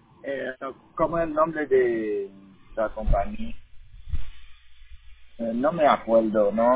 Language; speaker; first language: Spanish; non-native, learner; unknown